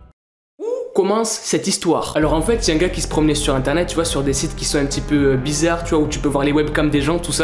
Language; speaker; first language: French; native; French